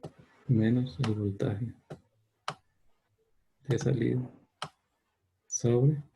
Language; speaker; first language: Spanish; native; Spanish